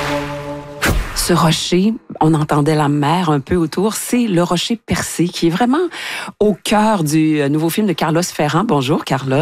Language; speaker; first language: French; native; French